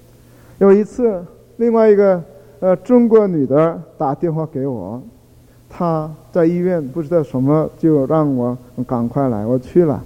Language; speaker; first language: Chinese; non-native, fluent; Korean